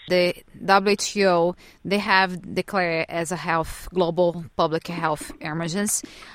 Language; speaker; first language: English; non-native, fluent; Portuguese